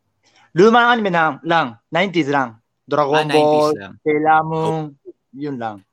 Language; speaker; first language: Filipino; non-native, learner; Japanese